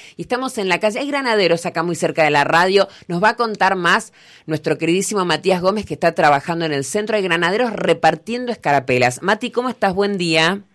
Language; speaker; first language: Spanish; native; Spanish